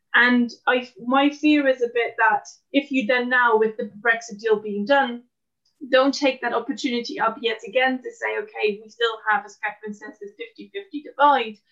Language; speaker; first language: English; non-native, fluent; Dutch